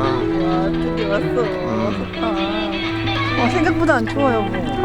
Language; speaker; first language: Korean; non-native, fluent; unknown